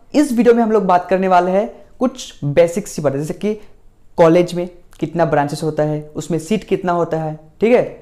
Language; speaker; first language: Hindi; non-native, local second language; Assamese